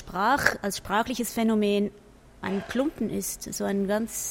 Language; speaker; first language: German; native; German